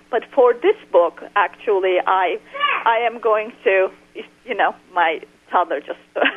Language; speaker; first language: English; non-native, fluent; Turkish